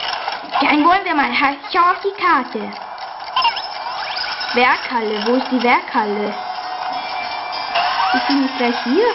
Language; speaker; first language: German; native; German